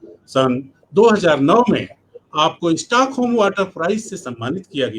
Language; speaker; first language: Hindi; native; Hindi